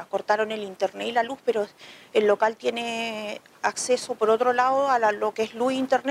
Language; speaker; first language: Spanish; native; Spanish